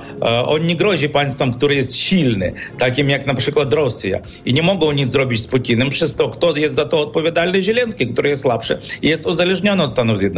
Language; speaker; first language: Polish; non-native, fluent; Ukrainian